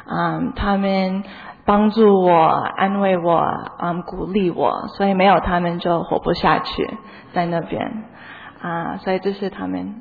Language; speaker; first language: Chinese; early bilingual, heritage; Chinese